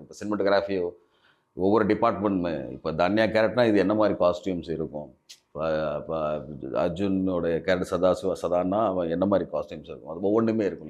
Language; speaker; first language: Tamil; native; Tamil